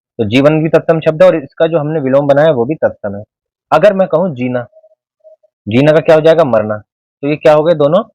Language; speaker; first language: Hindi; native; Hindi